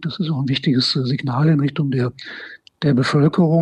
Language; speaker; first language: German; native; German